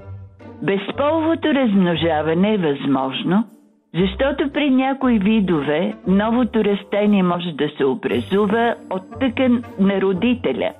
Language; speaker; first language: Bulgarian; native; Bulgarian